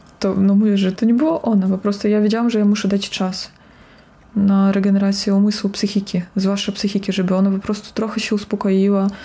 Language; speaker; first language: Polish; non-native, fluent; Russian